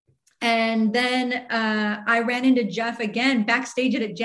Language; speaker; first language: English; native; English